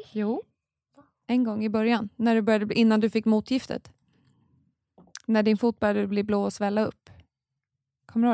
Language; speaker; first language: Swedish; native; Swedish